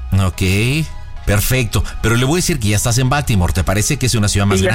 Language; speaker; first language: Spanish; native; Spanish